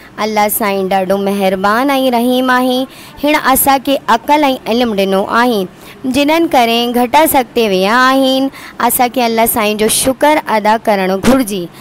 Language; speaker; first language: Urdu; non-native, local second language; Sindhi